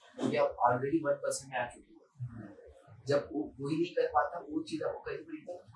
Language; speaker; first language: Hindi; non-native, local second language; Marathi